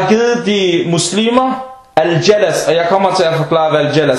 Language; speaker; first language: Danish; non-native, fluent; Arabic